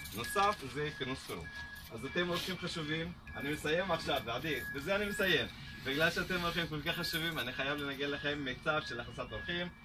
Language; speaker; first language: Hebrew; non-native, local second language; Arabic